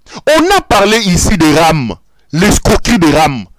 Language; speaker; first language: French; non-native, local second language; Lingala